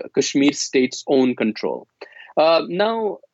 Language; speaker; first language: English; non-native, local second language; Kashmiri